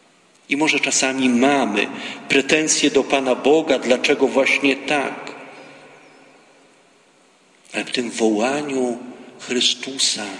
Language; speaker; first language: Polish; native; Polish